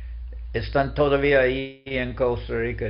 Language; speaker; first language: Spanish; non-native, fluent; English